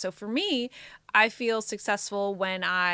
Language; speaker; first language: English; native; English